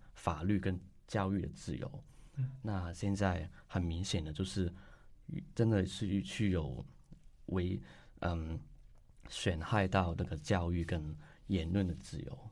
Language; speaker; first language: Chinese; non-native, local second language; Cantonese